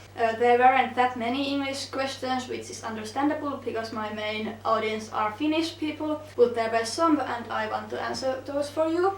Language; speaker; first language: English; non-native, fluent; Finnish